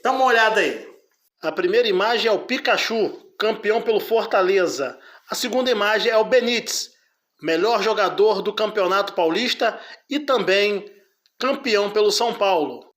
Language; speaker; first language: Portuguese; native; Portuguese